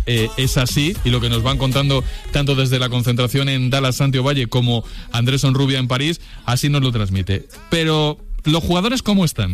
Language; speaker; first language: Spanish; native; Spanish